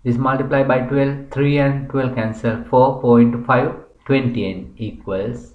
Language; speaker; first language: English; non-native, local second language; Sinhala